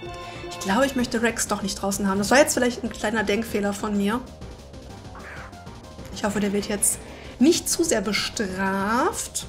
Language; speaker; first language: German; native; German